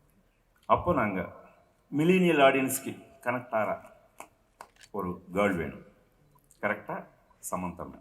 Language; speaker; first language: Tamil; non-native, local second language; Telugu